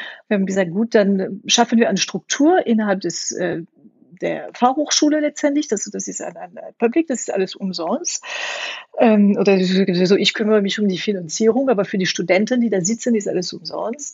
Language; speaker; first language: German; non-native, fluent; French